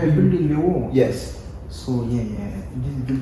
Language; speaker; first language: English; non-native, learner; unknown